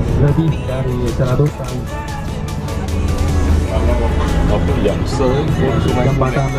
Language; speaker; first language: Indonesian; non-native, learner; Vietnamese